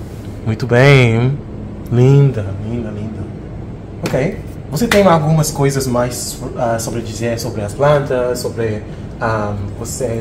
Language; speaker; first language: Portuguese; non-native, learner; English